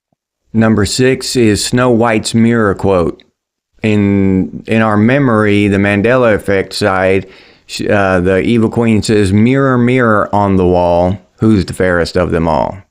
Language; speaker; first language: English; native; English